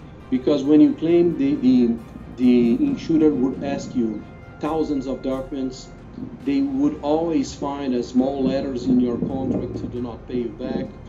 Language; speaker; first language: English; non-native, fluent; Portuguese